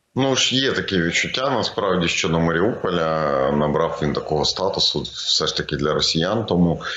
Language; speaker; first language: Ukrainian; non-native, local second language; Russian